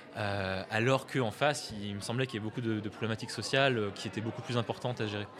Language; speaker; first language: French; native; French